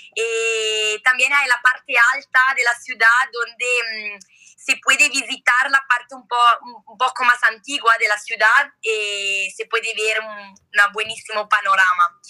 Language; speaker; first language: Spanish; non-native, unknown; Italian